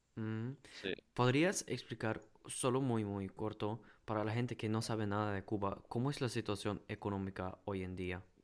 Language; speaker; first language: Spanish; non-native, fluent; German